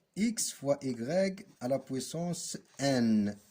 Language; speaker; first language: French; non-native, local second language; Arabic